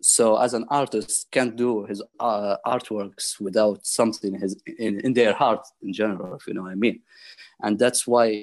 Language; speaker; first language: English; non-native, fluent; Arabic